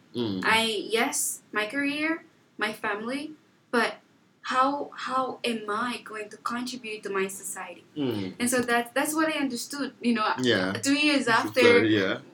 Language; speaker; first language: English; non-native, fluent; Portuguese